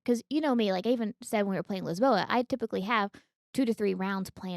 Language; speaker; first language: English; native; English